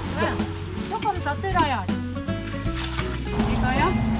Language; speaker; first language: Korean; non-native, learner; Vietnamese